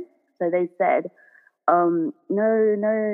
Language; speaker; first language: English; native; English